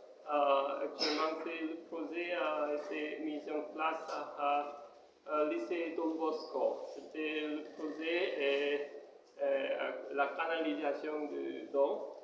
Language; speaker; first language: French; non-native, fluent; Korean